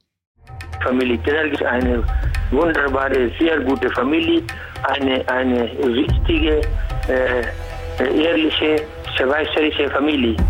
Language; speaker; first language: German; non-native, fluent; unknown